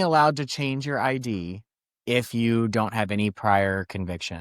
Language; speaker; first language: English; native; English